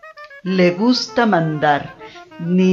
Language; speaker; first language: Spanish; native; Spanish